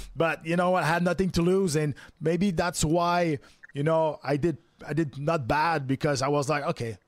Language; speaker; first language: English; non-native, fluent; French